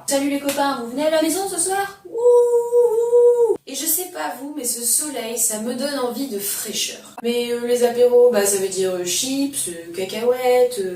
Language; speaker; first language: French; native; French